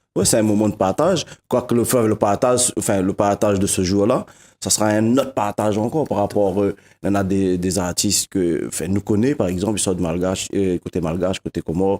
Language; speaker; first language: French; non-native, local second language; Réunion Creole French